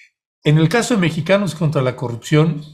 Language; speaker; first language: Spanish; native; Spanish